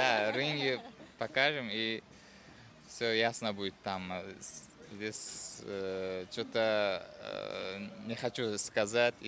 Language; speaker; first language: Russian; non-native, fluent; Uzbek